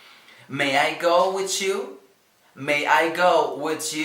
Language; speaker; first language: English; non-native, learner; Spanish